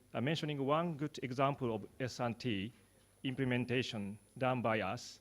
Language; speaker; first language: English; non-native, fluent; Japanese